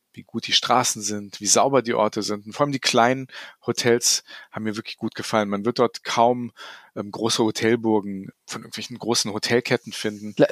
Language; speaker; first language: German; native; German